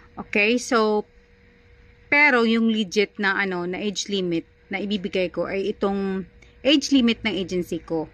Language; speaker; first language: Filipino; non-native, local second language; Hiligaynon